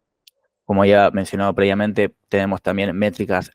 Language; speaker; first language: Spanish; native; Spanish